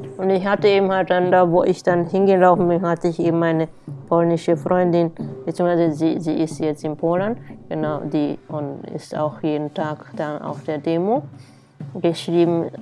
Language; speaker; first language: German; non-native, fluent; Japanese